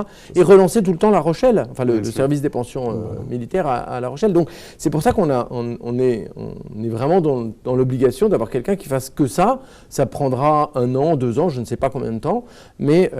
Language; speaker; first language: French; native; French